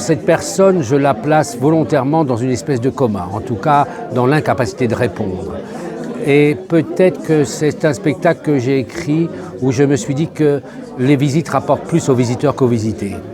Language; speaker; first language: French; native; French